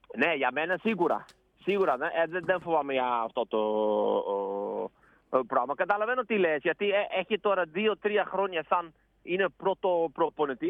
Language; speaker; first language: Greek; non-native, learner; Dutch